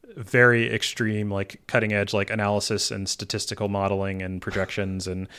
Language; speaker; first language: English; native; English